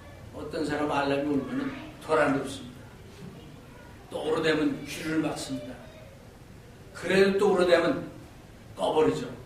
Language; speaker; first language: Korean; native; Korean